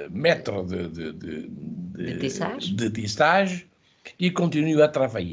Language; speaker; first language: French; non-native, fluent; Portuguese